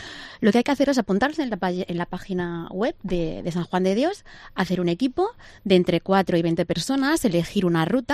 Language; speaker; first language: Spanish; native; Spanish